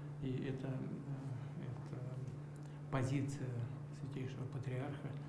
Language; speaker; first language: Russian; native; Russian